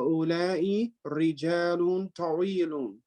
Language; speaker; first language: Arabic; non-native, learner; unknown